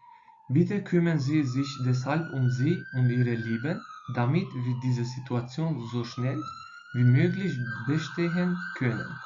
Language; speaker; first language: German; non-native, fluent; Albanian